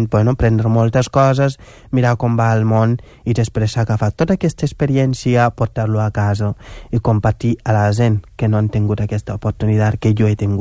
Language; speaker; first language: Catalan; non-native, local second language; Wolof